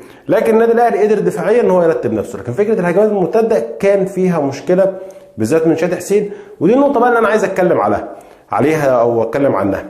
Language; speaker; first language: Arabic; native; Arabic